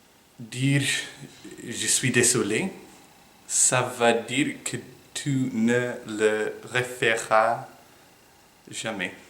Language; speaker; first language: French; non-native, fluent; English